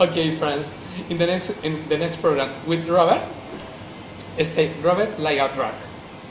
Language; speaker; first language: English; non-native, learner; Spanish